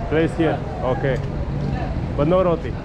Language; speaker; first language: English; non-native, learner; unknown